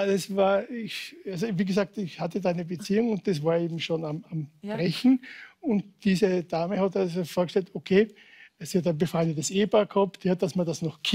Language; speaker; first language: German; native; German